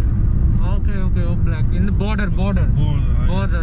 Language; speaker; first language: English; non-native, local second language; Hindi